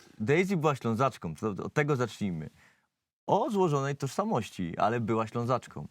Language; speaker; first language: Polish; native; Polish